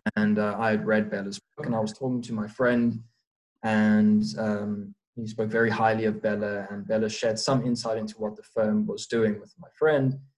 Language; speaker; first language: English; native; English